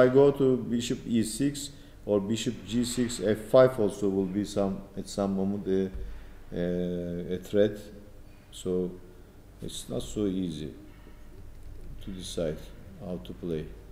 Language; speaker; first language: English; non-native, fluent; Turkish